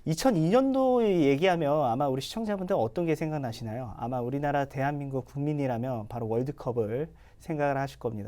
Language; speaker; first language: Korean; native; Korean